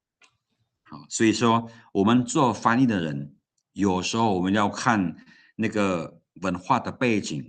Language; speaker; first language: Chinese; non-native, fluent; Lao